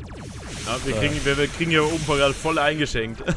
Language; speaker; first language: German; native; German